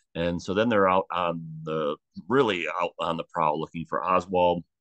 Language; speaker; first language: English; native; English